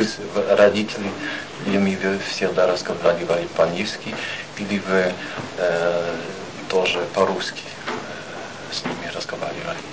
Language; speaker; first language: Russian; non-native, fluent; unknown